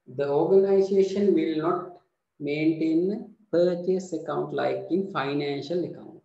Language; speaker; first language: English; non-native, local second language; Sinhala